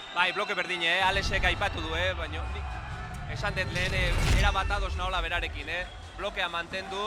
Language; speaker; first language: Basque; native; Basque